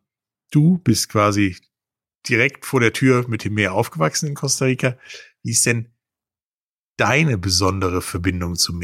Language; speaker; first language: German; native; German